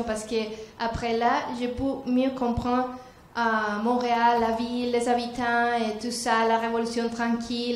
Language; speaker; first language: French; non-native, learner; Spanish